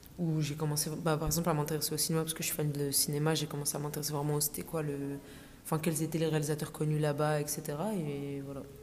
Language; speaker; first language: French; native; French